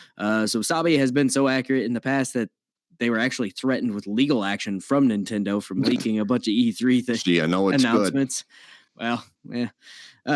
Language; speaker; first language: English; native; English